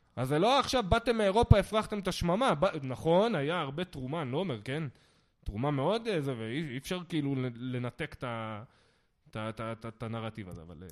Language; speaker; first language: Hebrew; native; Hebrew